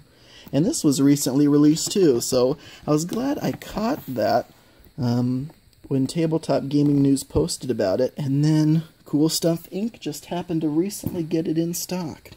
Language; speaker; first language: English; native; English